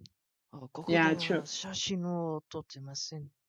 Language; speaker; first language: Japanese; non-native, learner; Malay